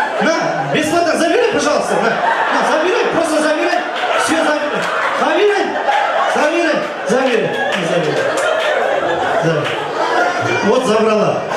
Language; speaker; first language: Russian; non-native, local second language; Kazakh